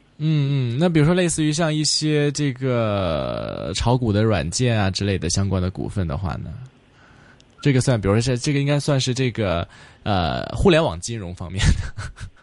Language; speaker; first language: Chinese; non-native, local second language; Cantonese